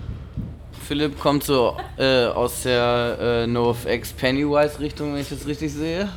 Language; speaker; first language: German; native; German